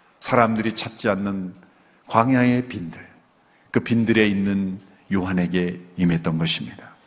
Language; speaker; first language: Korean; native; Korean